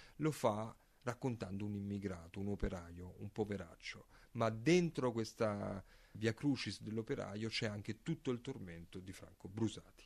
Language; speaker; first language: Italian; native; Italian